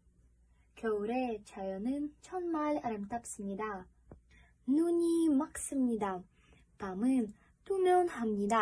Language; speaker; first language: Korean; non-native, learner; Russian